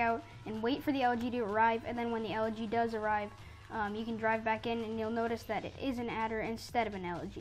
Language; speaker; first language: English; native; English